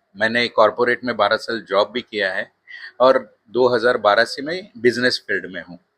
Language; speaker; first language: Hindi; non-native, local second language; Marathi